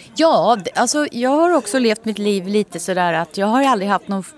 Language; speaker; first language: Swedish; native; Swedish